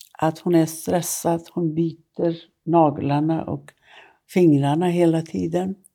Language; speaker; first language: Swedish; non-native, fluent; Persian